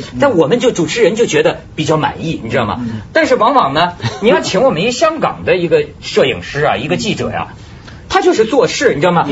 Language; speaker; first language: Chinese; native; Chinese